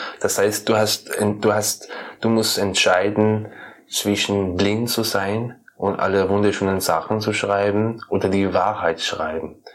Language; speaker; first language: German; non-native, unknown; Persian